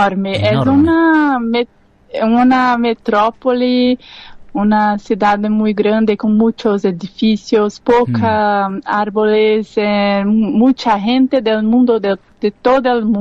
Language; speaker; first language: Spanish; non-native, learner; Portuguese